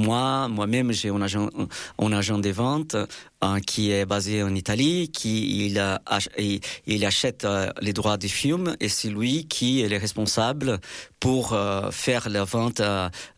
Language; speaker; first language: French; non-native, fluent; Portuguese